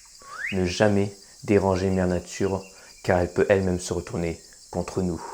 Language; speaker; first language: French; native; French